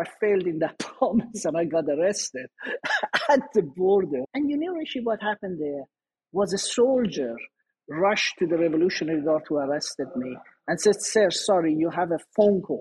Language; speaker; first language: English; non-native, fluent; Persian